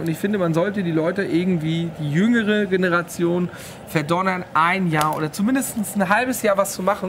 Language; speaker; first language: German; native; German